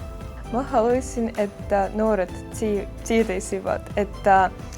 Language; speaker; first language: Finnish; non-native, fluent; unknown